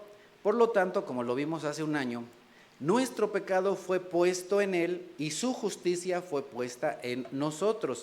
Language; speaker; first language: Spanish; native; Spanish